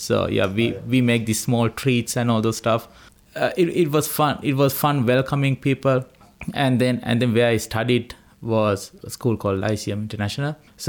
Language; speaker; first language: English; non-native, local second language; Sinhala